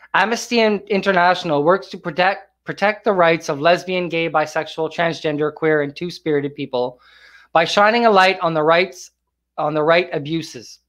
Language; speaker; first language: English; native; English